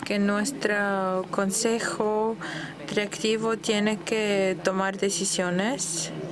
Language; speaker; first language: Spanish; non-native, fluent; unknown